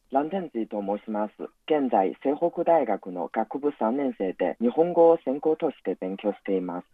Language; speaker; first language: Japanese; non-native, fluent; Chinese